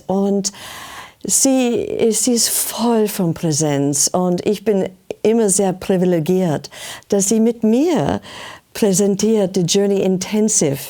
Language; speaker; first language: German; non-native, learner; English